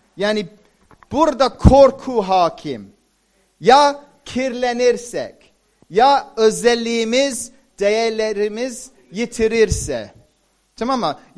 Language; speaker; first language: Turkish; non-native, fluent; English